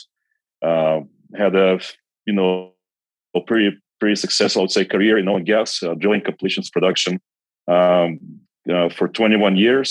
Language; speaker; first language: English; non-native, fluent; Kazakh